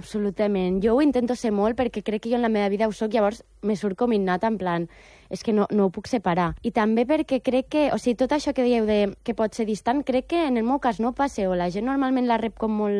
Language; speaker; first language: Catalan; native; Catalan